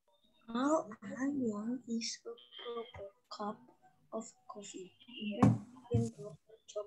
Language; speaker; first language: English; non-native, learner; Indonesian